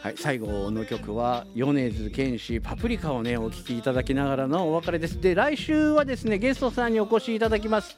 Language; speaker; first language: Japanese; native; Japanese